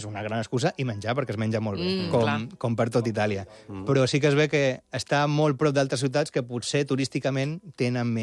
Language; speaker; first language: Catalan; native; Catalan